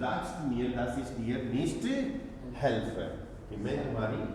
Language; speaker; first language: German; non-native, fluent; Hindi